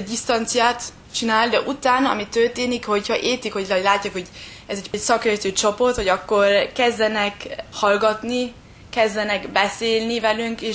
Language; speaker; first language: Hungarian; early bilingual, heritage; German